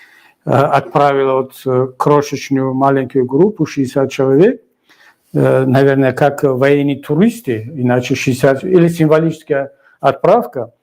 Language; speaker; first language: Russian; non-native, local second language; Tajik